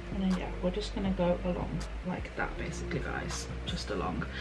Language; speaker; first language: English; native; English